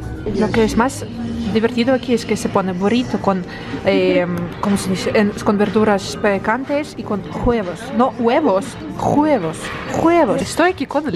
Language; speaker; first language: Spanish; non-native, learner; Russian